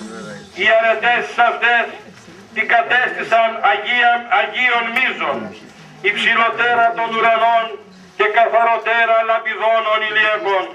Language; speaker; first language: Greek; native; Greek